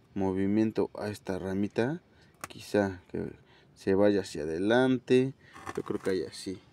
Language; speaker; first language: Spanish; native; Spanish